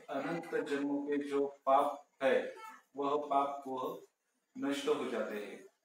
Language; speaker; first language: Hindi; non-native, local second language; Marathi